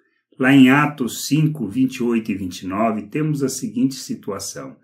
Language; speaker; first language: Portuguese; native; Portuguese